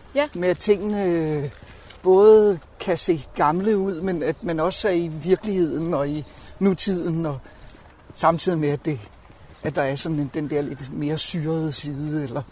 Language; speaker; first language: Danish; native; Danish